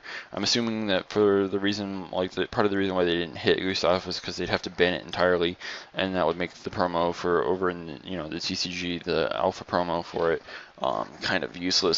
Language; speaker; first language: English; native; English